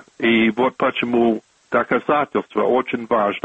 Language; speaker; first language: Russian; non-native, fluent; English